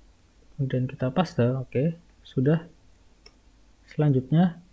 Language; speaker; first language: Indonesian; native; Indonesian